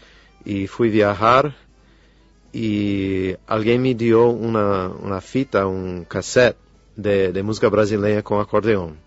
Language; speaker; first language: Spanish; non-native, fluent; English